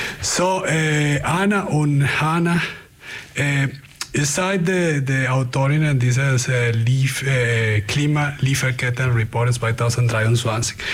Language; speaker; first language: German; non-native, fluent; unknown